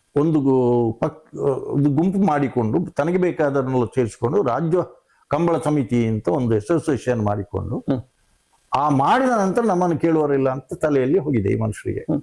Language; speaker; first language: Kannada; non-native, local second language; Tulu